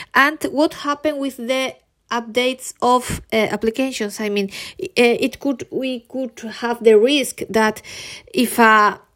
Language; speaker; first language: English; non-native, learner; Spanish